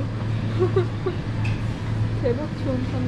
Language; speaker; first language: Korean; non-native, learner; Turkish